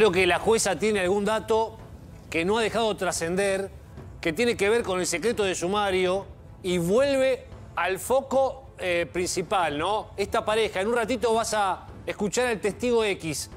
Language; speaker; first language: Spanish; native; Spanish